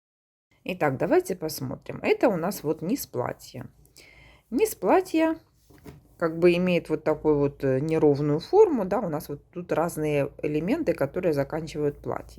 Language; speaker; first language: Russian; native; Russian